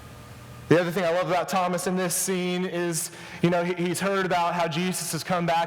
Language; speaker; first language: English; native; English